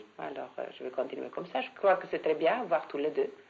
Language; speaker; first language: French; non-native, fluent; Swedish